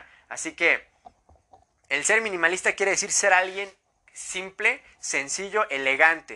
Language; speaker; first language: Spanish; native; Spanish